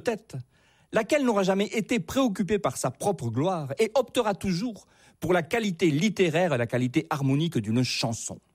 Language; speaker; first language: French; native; French